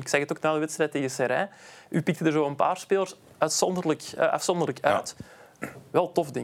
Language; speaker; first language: Dutch; native; Dutch